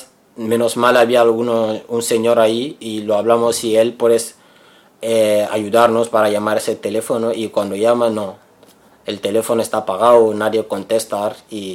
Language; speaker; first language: Spanish; non-native, learner; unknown